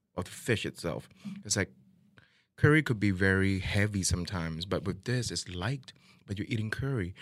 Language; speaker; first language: English; non-native, local second language; Min Nan Chinese